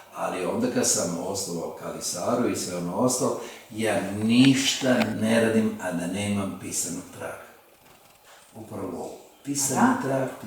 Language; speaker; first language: Bosnian; non-native, local second language; Romany